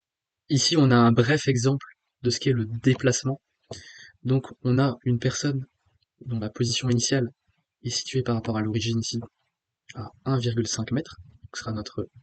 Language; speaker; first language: French; native; French